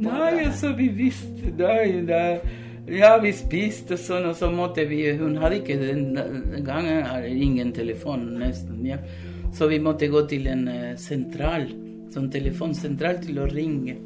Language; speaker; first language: Norwegian; early bilingual, other home language; Spanish